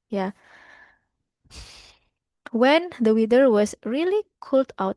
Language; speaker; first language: English; non-native, fluent; Indonesian